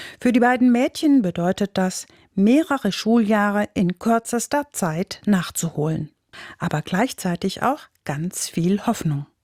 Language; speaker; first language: German; native; German